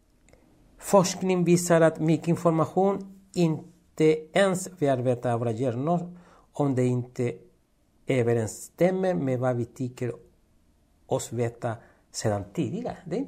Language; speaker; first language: Swedish; non-native, fluent; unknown